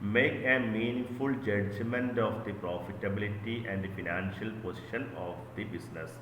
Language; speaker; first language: English; non-native, local second language; Malayalam